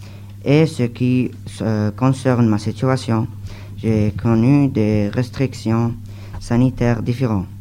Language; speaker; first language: French; non-native, learner; Arabic